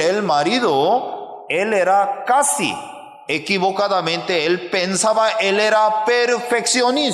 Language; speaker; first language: Spanish; non-native, fluent; Korean